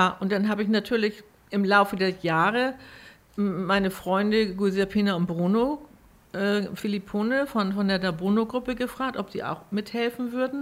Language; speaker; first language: German; native; German